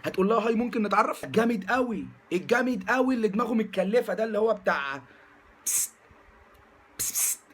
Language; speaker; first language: Arabic; native; Arabic